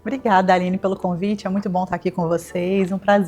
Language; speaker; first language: Portuguese; native; Portuguese